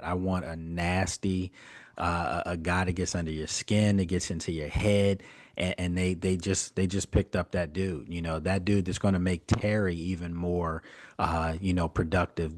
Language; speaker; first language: English; native; English